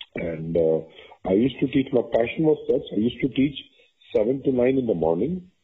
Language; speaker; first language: English; non-native, local second language; Tamil